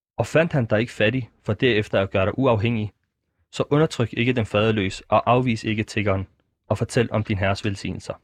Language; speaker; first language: Danish; early bilingual, other home language; Arabic